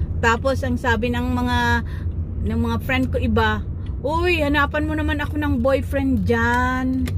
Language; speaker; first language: Filipino; non-native, local second language; Cebuano